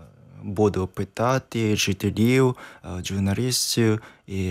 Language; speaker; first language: Ukrainian; non-native, learner; Japanese